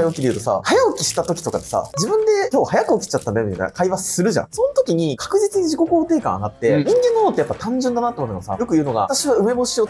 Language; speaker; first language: Japanese; native; Japanese